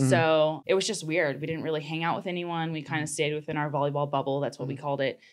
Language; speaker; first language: English; native; English